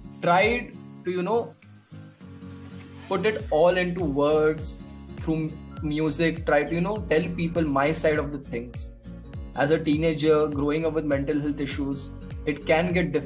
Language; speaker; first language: English; non-native, local second language; Hindi